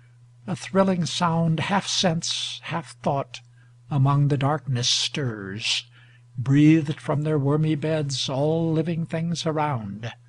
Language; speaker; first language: English; native; English